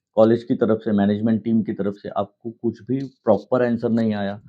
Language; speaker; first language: Hindi; non-native, local second language; Marathi